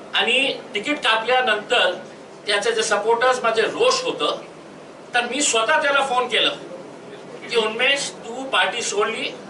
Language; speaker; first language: Marathi; non-native, local second language; Urdu